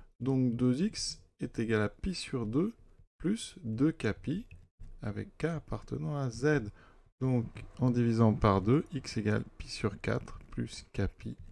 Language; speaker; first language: French; native; French